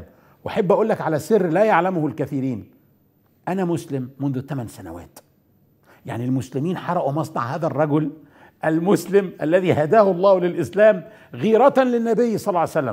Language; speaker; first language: Arabic; native; Arabic